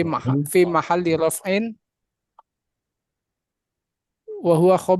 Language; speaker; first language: Arabic; non-native, learner; Indonesian